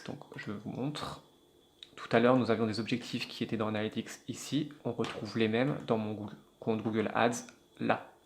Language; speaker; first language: French; native; French